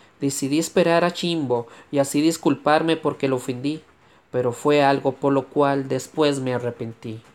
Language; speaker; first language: Spanish; native; Spanish